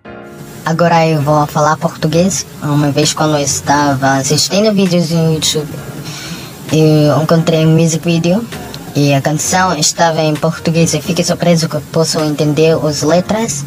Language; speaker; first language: Portuguese; non-native, learner; Filipino